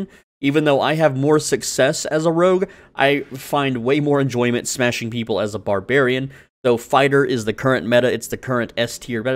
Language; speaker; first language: English; native; English